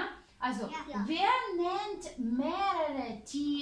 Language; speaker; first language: German; non-native, fluent; Ukrainian